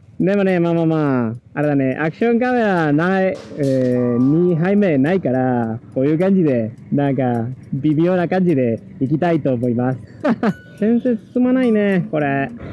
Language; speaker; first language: Japanese; non-native, fluent; Spanish